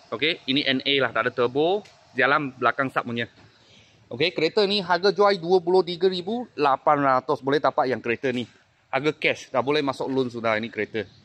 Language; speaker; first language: Malay; non-native, local second language; Chinese